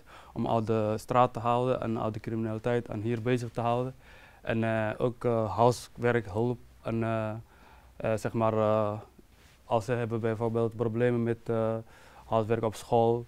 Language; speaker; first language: Dutch; non-native, fluent; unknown